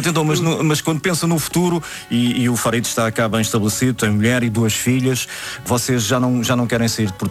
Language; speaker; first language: Portuguese; native; Portuguese